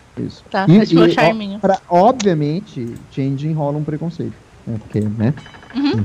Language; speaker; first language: Portuguese; native; Portuguese